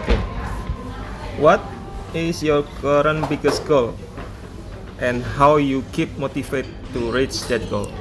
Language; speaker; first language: English; non-native, learner; Indonesian